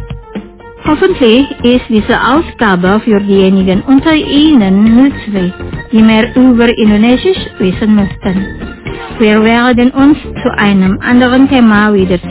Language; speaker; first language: German; non-native, fluent; Indonesian